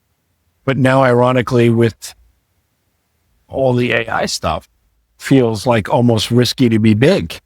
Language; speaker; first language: English; native; English